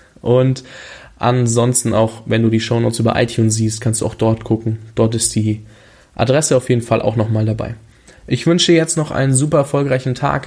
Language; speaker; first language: German; native; German